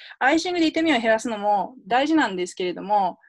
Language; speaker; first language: Japanese; native; Japanese